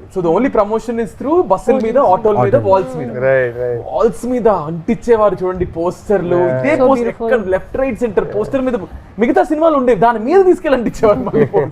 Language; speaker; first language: Telugu; native; Telugu